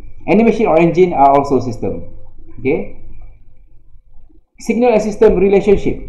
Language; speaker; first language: English; non-native, local second language; Malay